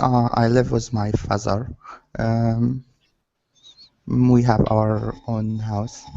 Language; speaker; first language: English; non-native, learner; Arabic